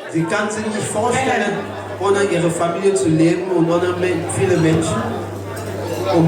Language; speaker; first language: German; non-native, learner; French